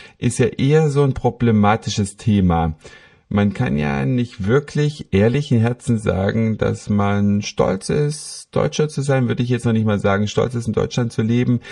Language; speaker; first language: German; native; German